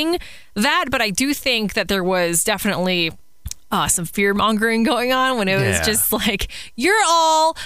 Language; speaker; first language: English; native; English